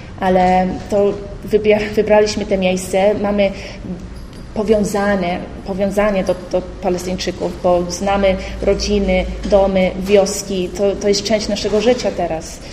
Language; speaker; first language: Polish; early bilingual, heritage; Polish